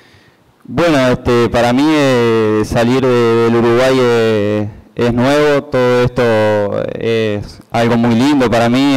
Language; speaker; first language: Portuguese; non-native, learner; Spanish